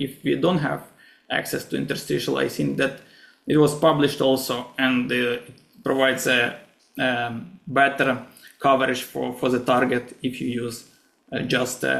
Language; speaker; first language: English; non-native, fluent; Ukrainian